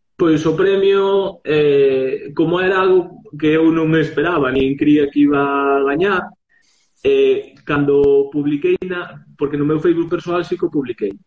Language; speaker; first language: Galician; native; Galician